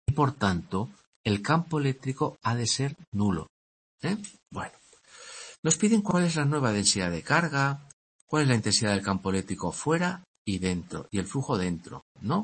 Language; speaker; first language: Spanish; native; Spanish